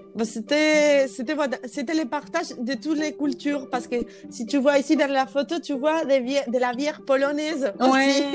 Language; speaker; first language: French; non-native, fluent; Spanish